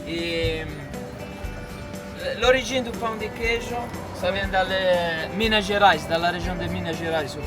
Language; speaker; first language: French; non-native, fluent; Italian